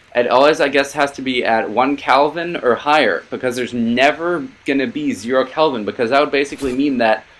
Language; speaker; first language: English; early bilingual, other home language; German